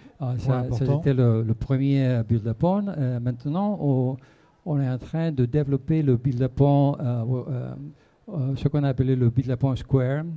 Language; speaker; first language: French; non-native, fluent; Spanish